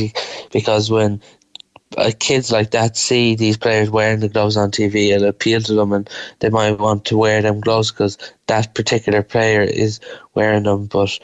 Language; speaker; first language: English; native; English